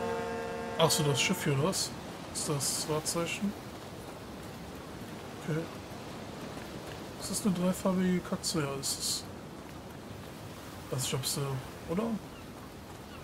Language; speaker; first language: German; native; German